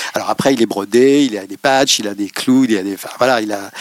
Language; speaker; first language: French; native; French